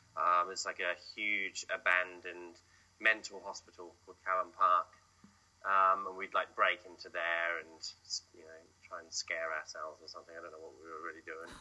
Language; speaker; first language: English; native; English